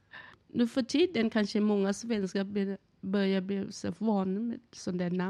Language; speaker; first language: Swedish; non-native, learner; Thai